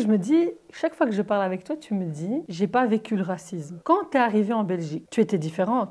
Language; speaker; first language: French; native; French